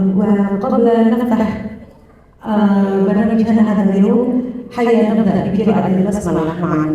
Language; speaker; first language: Arabic; non-native, fluent; Indonesian